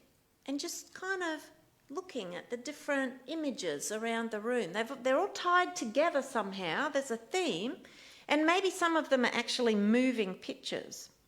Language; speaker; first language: English; native; English